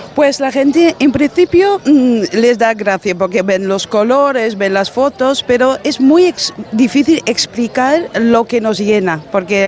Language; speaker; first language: Spanish; non-native, fluent; Dutch